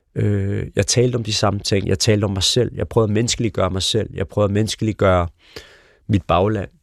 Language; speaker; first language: Danish; early bilingual, other home language; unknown